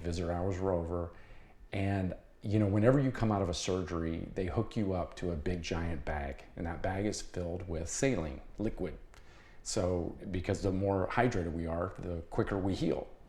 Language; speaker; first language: English; native; English